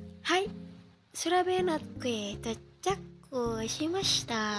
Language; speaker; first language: Japanese; non-native, learner; Indonesian